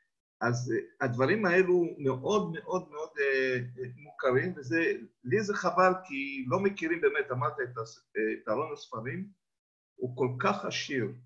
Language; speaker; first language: Hebrew; non-native, fluent; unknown